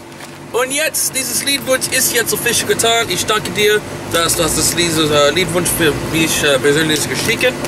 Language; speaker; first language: German; non-native, learner; English